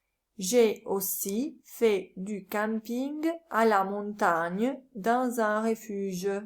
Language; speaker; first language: French; non-native, learner; Italian